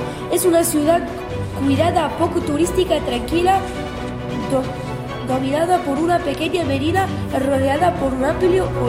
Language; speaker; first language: Spanish; non-native, learner; Arabic